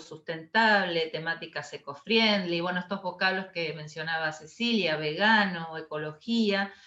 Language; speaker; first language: Spanish; native; Spanish